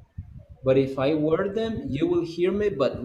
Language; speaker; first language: English; non-native, fluent; Spanish